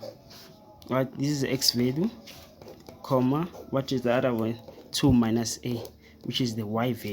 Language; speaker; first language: English; non-native, fluent; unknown